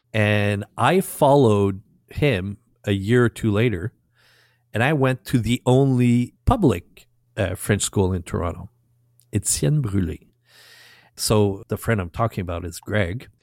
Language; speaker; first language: English; non-native, fluent; French